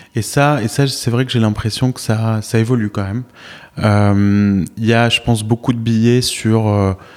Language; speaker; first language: French; native; French